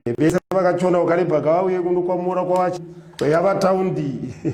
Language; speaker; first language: Shona; non-native, local second language; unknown